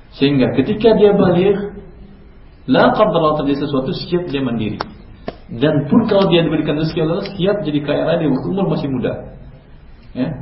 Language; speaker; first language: Indonesian; non-native, local second language; Minangkabau